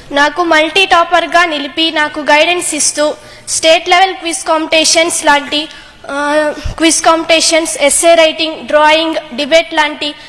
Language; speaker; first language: Telugu; native; Telugu